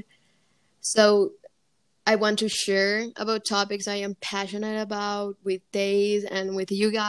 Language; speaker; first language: English; non-native, fluent; Spanish